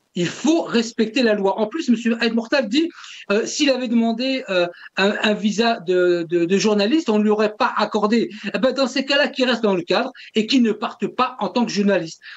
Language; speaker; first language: French; non-native, local second language; Kabyle